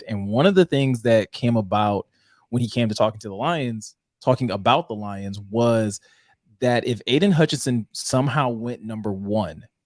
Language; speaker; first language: English; native; English